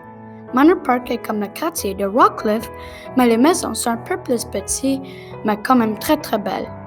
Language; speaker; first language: French; non-native, local second language; English